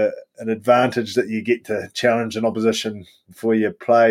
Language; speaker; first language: English; native; English